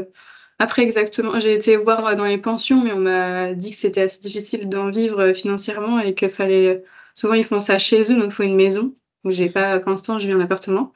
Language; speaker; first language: French; native; French